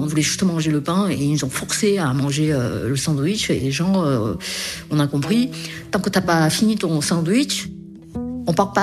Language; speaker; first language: French; early bilingual, other home language; Korean